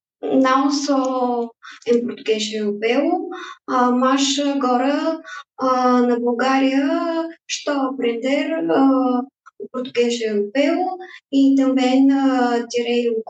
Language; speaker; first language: Portuguese; non-native, fluent; Bulgarian